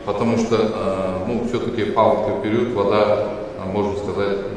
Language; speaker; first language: Russian; non-native, local second language; Kazakh